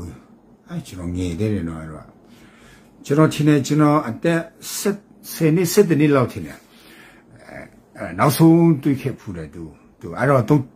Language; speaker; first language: Burmese; non-native, local second language; Kachin